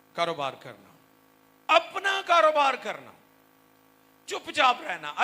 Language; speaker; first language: Hindi; non-native, local second language; Punjabi